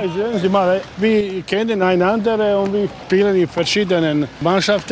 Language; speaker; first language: German; non-native, learner; Croatian